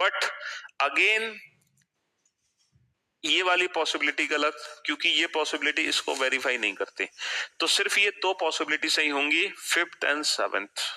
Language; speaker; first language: Hindi; native; Hindi